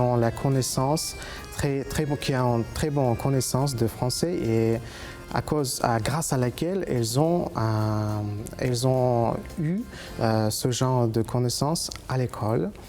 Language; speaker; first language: French; non-native, fluent; Uzbek